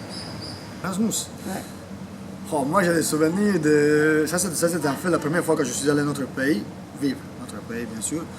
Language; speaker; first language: French; non-native, fluent; Croatian